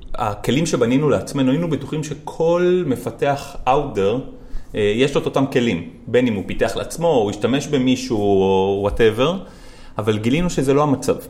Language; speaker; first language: Hebrew; native; Hebrew